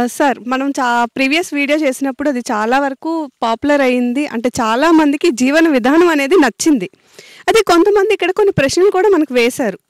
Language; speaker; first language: Telugu; native; Telugu